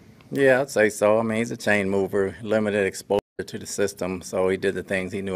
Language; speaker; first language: English; native; English